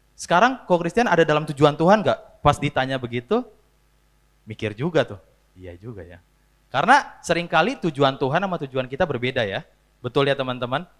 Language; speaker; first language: Indonesian; native; Indonesian